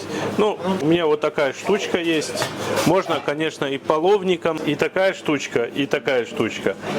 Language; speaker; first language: Russian; native; Russian